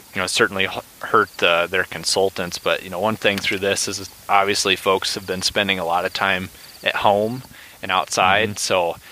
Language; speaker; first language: English; native; English